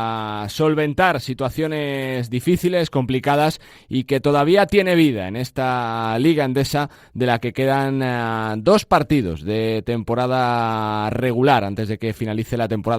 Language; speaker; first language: Spanish; native; Spanish